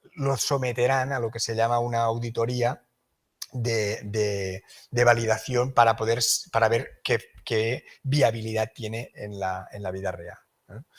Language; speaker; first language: Spanish; non-native, local second language; Catalan